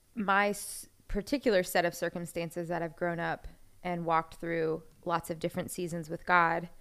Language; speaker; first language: English; native; English